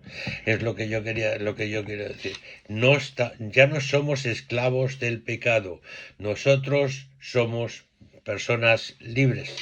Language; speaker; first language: Spanish; native; Spanish